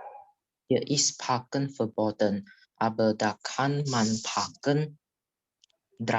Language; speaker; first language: German; non-native, learner; Indonesian